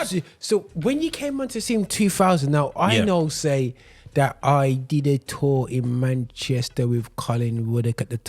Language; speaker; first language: English; native; English